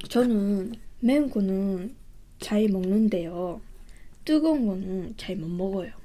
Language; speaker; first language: Korean; early bilingual, heritage; Korean